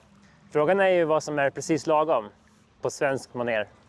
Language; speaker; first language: Swedish; native; Swedish